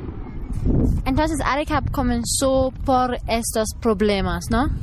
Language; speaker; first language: Spanish; non-native, learner; German